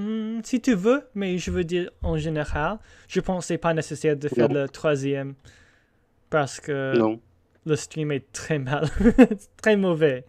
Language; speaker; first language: French; non-native, learner; English